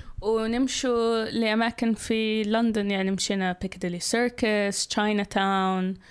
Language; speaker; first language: Arabic; early bilingual, heritage; Arabic